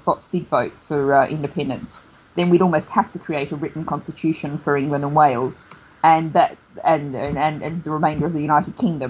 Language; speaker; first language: English; native; English